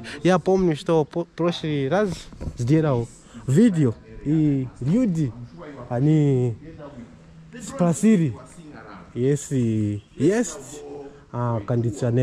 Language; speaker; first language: Russian; non-native, learner; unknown